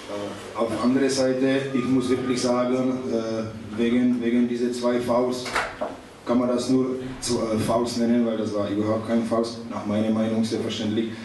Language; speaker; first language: German; non-native, learner; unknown